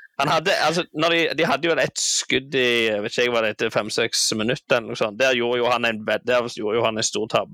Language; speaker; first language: Norwegian; native; Norwegian